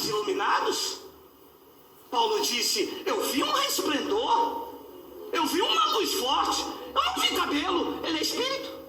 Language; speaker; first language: Portuguese; native; Portuguese